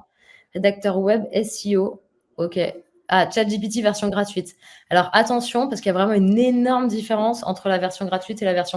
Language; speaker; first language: French; native; French